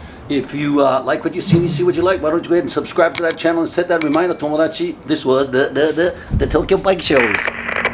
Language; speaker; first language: English; native; English